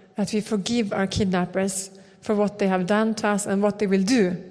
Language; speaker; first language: English; non-native, fluent; Swedish